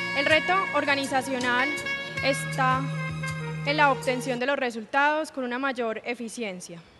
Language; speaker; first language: Spanish; native; Spanish